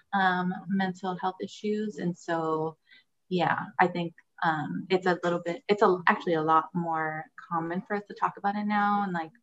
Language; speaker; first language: English; early bilingual, other home language; Spanish